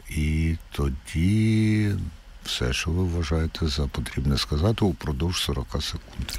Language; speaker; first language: Ukrainian; native; Ukrainian